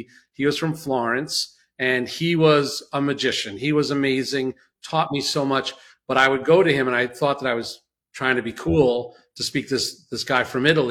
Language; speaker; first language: English; native; English